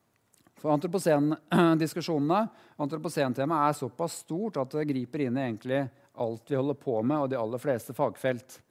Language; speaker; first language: Norwegian; native; Norwegian